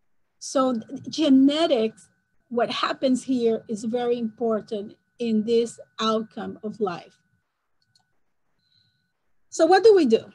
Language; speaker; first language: English; non-native, fluent; Spanish